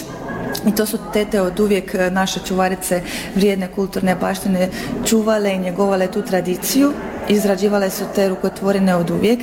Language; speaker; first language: Croatian; native; Croatian